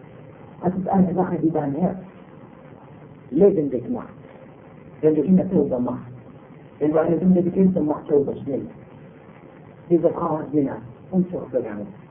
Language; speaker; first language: German; non-native, fluent; Arabic